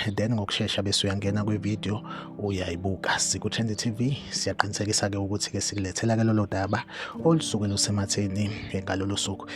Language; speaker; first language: Zulu; native; Zulu